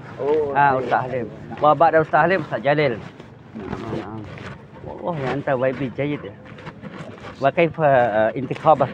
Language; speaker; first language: Arabic; non-native, learner; Malay